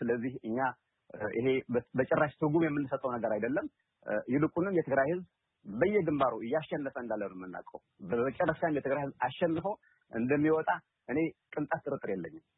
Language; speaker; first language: Amharic; non-native, local second language; Tigrinya